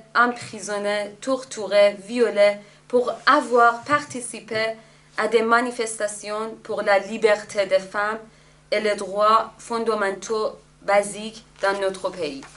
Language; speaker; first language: French; non-native, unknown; Persian